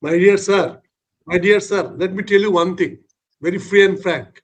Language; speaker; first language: English; non-native, local second language; Bangla